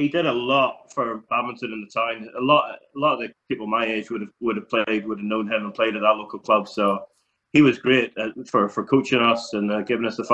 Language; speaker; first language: English; native; English